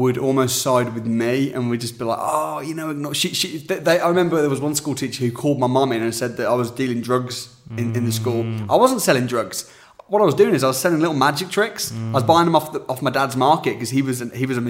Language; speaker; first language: English; native; English